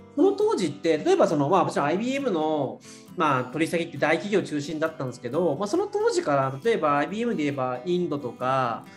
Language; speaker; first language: Japanese; native; Japanese